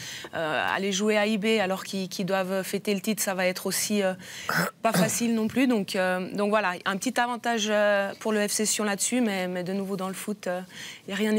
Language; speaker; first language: French; native; French